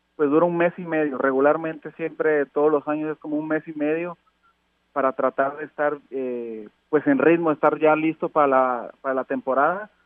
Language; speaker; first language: Spanish; native; Spanish